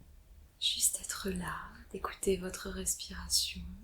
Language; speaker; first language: French; native; French